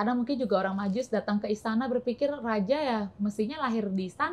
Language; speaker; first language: Indonesian; native; Indonesian